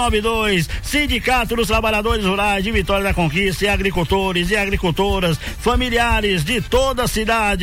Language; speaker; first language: Portuguese; native; Portuguese